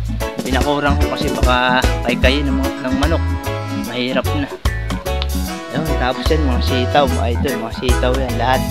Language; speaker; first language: Filipino; native; Filipino